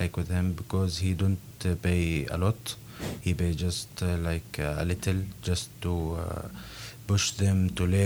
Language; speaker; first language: English; non-native, learner; Arabic